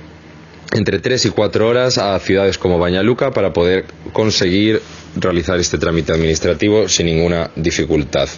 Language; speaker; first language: Spanish; native; Spanish